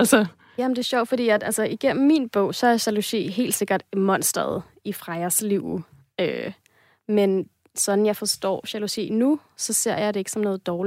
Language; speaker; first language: Danish; native; Danish